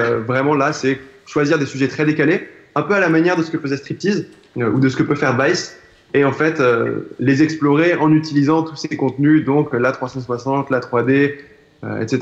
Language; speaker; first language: French; native; French